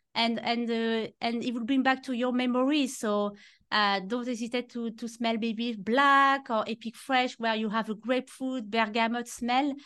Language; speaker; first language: English; non-native, fluent; French